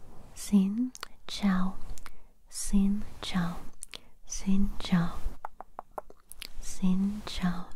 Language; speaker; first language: Vietnamese; non-native, learner; English